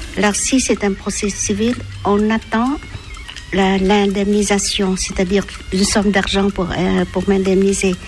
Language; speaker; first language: French; non-native, local second language; Vietnamese